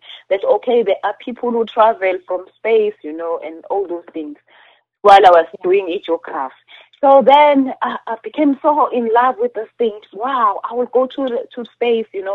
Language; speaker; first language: English; non-native, local second language; Zulu